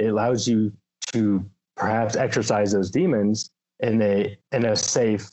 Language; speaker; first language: English; native; English